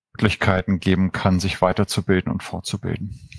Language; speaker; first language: German; native; German